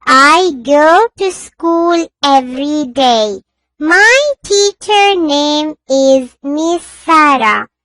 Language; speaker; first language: English; non-native, learner; Urdu